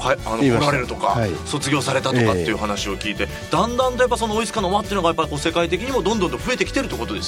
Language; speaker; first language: Japanese; native; Japanese